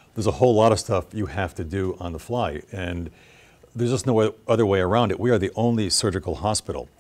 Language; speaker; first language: English; native; English